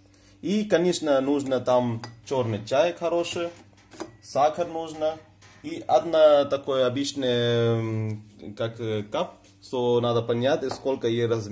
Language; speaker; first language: Russian; non-native, fluent; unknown